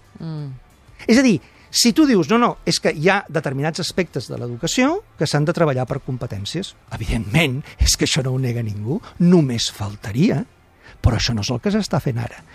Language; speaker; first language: Catalan; native; Catalan